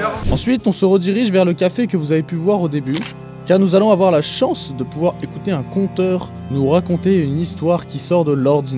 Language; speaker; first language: French; native; French